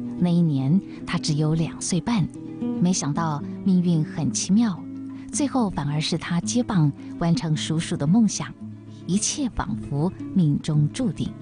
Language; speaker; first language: Chinese; native; Chinese